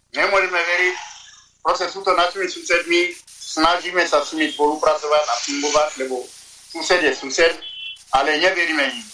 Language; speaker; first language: Slovak; non-native, fluent; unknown